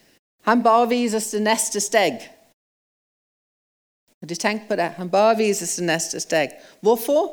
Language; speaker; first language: Norwegian; non-native, fluent; English